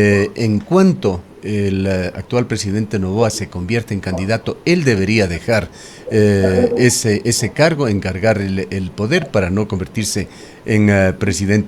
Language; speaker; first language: Spanish; native; Spanish